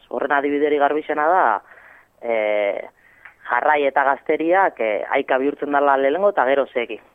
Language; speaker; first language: Basque; native; Basque